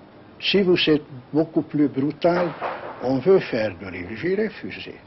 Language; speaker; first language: French; non-native, learner; Hungarian